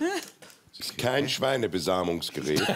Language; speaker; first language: German; native; German